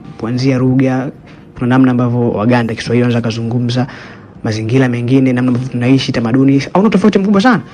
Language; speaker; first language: Swahili; native; Swahili